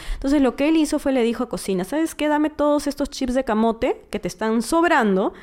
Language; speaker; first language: Spanish; native; Spanish